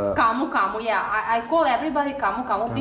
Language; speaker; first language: English; non-native, fluent; Serbian